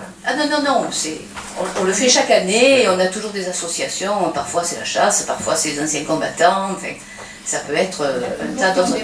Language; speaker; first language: French; native; French